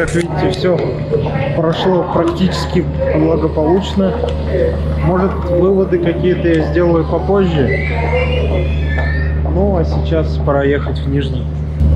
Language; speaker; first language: Russian; native; Russian